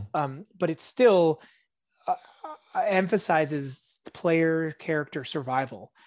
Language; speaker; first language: English; early bilingual, other home language; Hebrew